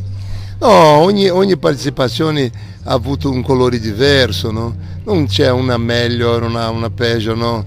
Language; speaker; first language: Italian; non-native, fluent; Portuguese